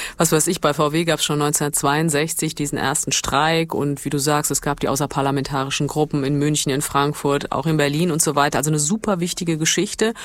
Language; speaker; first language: German; early bilingual, other home language; Italian